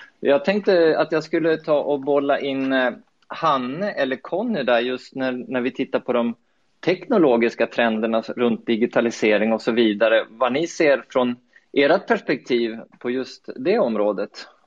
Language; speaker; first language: Swedish; native; Swedish